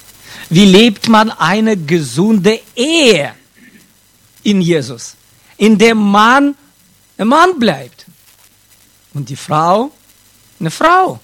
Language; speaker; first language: German; non-native, fluent; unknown